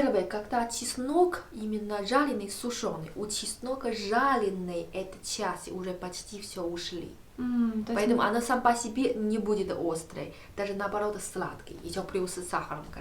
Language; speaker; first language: Russian; non-native, learner; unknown